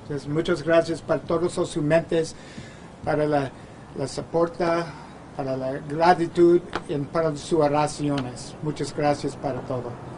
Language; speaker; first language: Spanish; non-native, learner; English